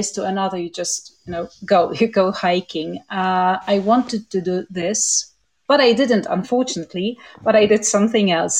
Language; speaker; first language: English; non-native, fluent; Polish